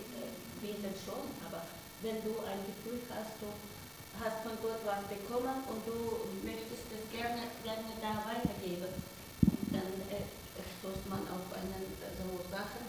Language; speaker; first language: German; non-native, fluent; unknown